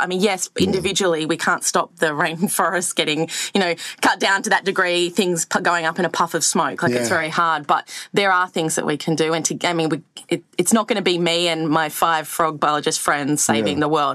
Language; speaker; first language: English; native; English